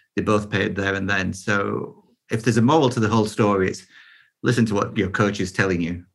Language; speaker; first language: English; native; English